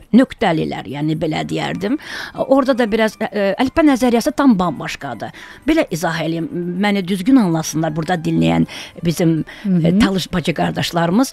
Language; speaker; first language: Azerbaijani; non-native, local second language; Talysh